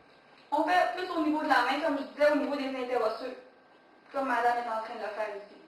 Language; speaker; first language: French; native; French